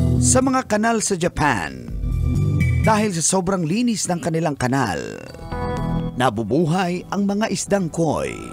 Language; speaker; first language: Filipino; non-native, local second language; Cebuano